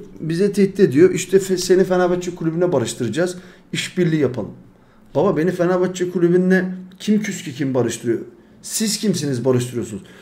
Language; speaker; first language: Turkish; early bilingual, heritage; Turkish